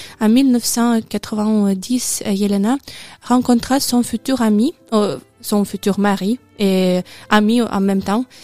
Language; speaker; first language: French; non-native, learner; Russian